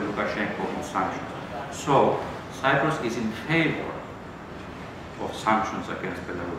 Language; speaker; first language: English; non-native, fluent; Greek